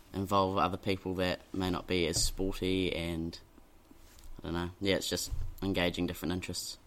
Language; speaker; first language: English; native; English